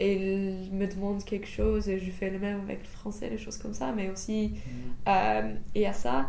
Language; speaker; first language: French; non-native, fluent; English